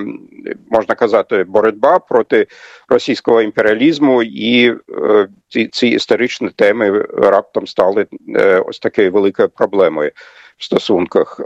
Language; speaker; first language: Ukrainian; non-native, fluent; German